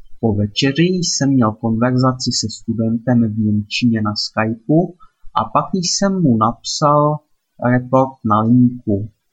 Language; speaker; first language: Czech; non-native, learner; German